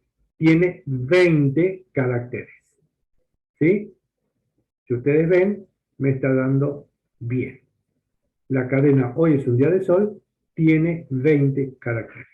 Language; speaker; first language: Spanish; native; Spanish